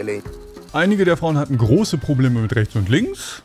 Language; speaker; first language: German; native; German